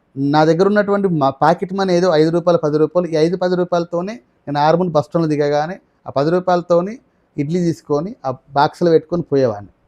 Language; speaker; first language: Telugu; non-native, local second language; Marathi